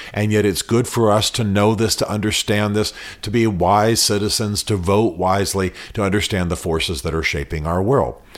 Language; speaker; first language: English; native; English